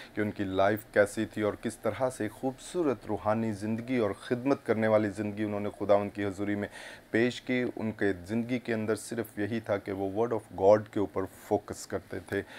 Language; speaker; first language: Urdu; non-native, local second language; Punjabi